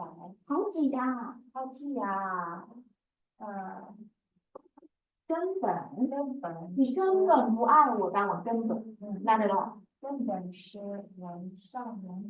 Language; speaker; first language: Chinese; non-native, fluent; English